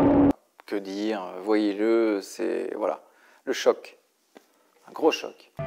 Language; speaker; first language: French; native; French